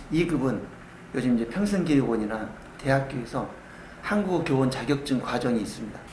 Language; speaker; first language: Korean; native; Korean